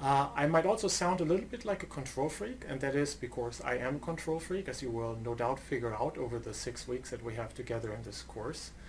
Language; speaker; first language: English; non-native, fluent; German